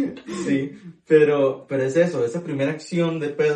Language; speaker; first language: Spanish; native; Spanish